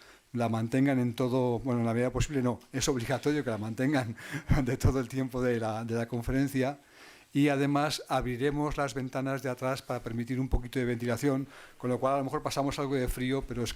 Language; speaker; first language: Spanish; native; Spanish